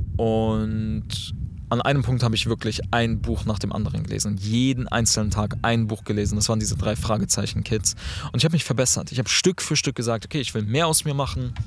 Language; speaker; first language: German; early bilingual, other home language; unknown